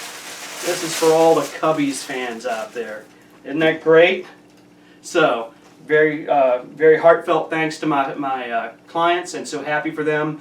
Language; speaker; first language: English; native; English